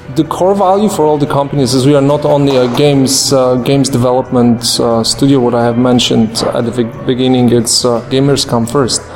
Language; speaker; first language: English; non-native, fluent; Polish